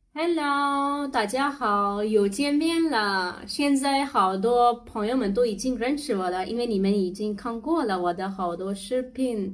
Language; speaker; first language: Chinese; non-native, learner; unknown